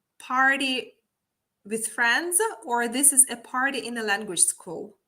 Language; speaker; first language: English; non-native, fluent; Ukrainian